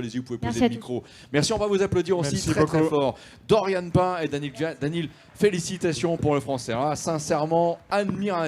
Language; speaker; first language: French; native; French